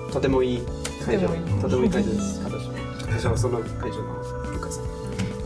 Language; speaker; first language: Japanese; non-native, learner; English